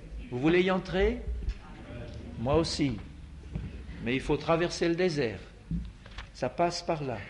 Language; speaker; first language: French; native; French